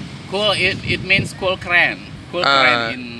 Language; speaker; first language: English; non-native, fluent; Indonesian